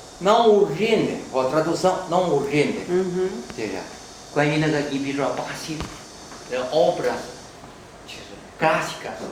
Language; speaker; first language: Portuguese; non-native, fluent; Chinese